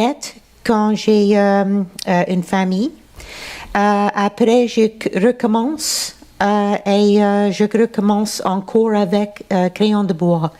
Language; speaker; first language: French; non-native, local second language; English